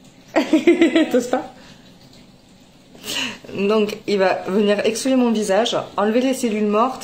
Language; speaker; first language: French; native; French